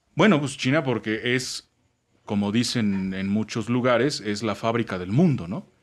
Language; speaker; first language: Spanish; native; Spanish